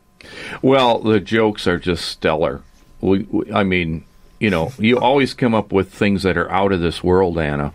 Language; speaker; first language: English; native; English